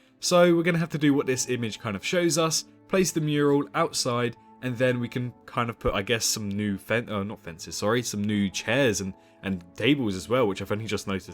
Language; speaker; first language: English; native; English